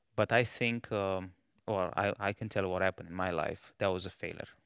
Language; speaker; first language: English; non-native, fluent; Romanian